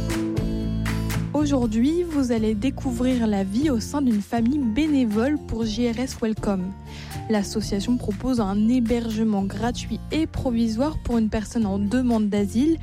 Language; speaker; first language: French; native; French